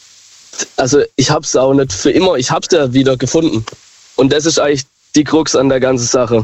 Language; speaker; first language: German; native; German